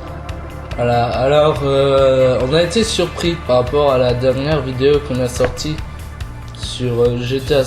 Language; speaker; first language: French; native; French